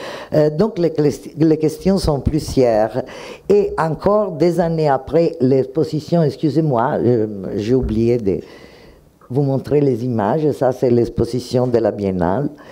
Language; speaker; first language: French; non-native, fluent; Italian